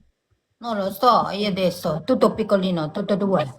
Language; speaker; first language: Italian; non-native, learner; Thai